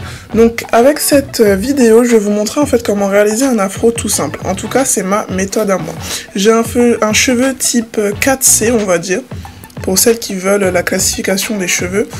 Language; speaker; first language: French; native; French